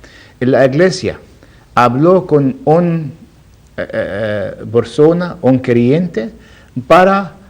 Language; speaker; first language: Spanish; non-native, learner; Arabic